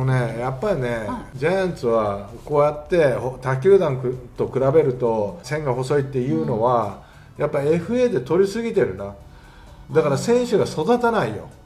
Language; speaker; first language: Japanese; native; Japanese